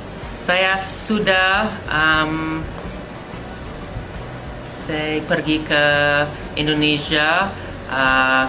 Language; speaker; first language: Indonesian; non-native, learner; English